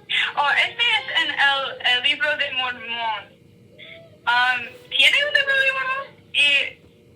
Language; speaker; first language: Spanish; non-native, learner; English